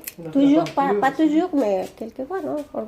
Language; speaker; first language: French; non-native, learner; Spanish